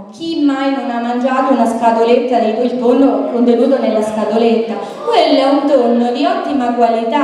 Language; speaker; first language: Italian; native; Italian